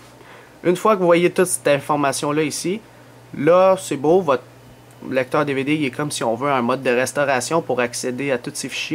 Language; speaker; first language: French; native; French